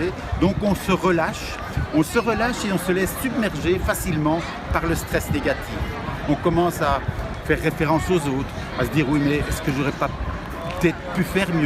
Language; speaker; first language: French; native; French